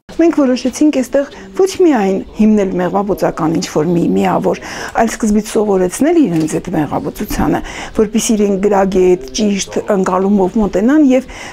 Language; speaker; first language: Armenian; native; Armenian